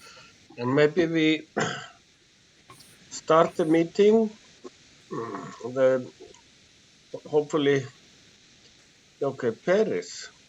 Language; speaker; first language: English; non-native, fluent; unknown